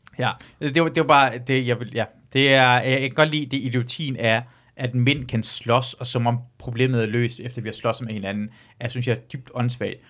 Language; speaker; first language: Danish; early bilingual, other home language; Persian